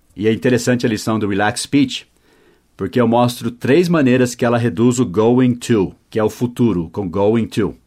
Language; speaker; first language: Portuguese; non-native, fluent; English